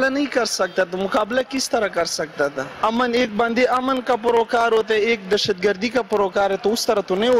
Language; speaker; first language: Hindi; non-native, local second language; Pashto